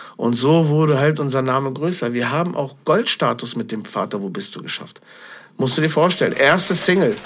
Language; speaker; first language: German; native; German